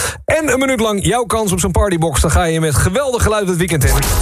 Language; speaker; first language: Dutch; native; Dutch